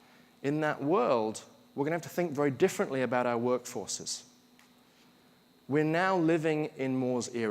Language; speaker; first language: English; native; English